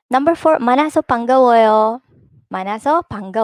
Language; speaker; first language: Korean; non-native, fluent; Filipino